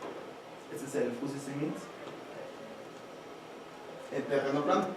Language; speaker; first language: Spanish; native; Spanish